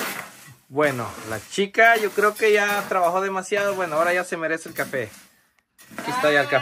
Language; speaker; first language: Spanish; native; Spanish